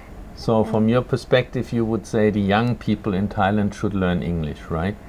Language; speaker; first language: English; non-native, fluent; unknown